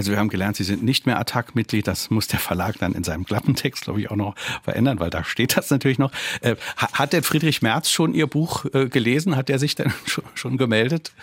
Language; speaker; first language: German; native; German